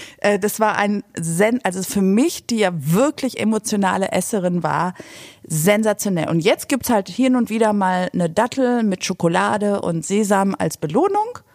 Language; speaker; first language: German; native; German